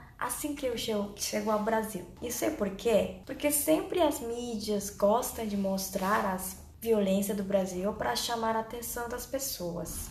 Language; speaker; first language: Portuguese; non-native, learner; Korean